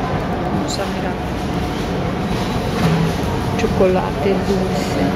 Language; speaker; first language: Spanish; non-native, fluent; Russian